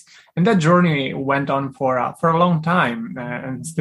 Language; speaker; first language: English; non-native, fluent; Italian